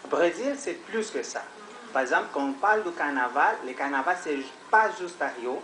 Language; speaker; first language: French; non-native, learner; Portuguese